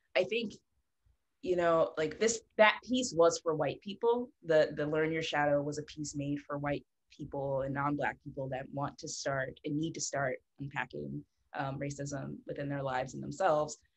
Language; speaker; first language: English; native; English